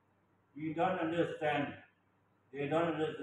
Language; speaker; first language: English; non-native, learner; Thai